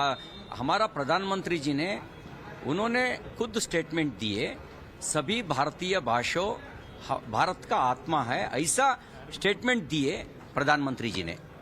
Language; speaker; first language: Hindi; non-native, local second language; Kannada